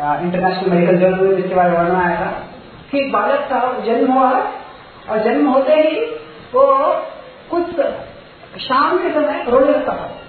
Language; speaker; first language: Hindi; non-native, local second language; Marathi